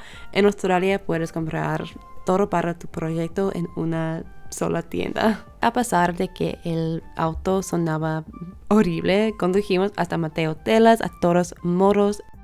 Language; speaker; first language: Spanish; non-native, learner; English